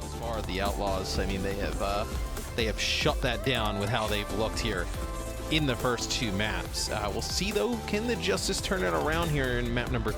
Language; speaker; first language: English; native; English